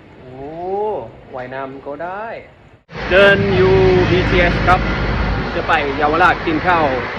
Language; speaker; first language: Thai; non-native, learner; English